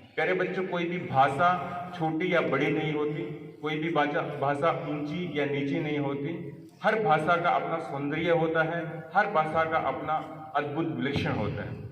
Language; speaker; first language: Hindi; native; Hindi